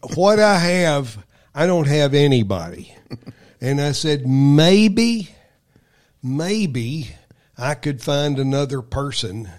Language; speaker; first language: English; native; English